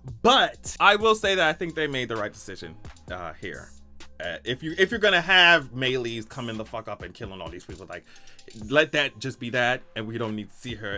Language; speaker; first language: English; native; English